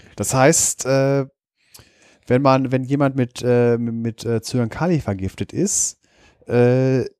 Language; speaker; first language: German; native; German